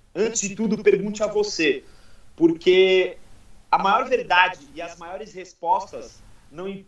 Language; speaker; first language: Portuguese; native; Portuguese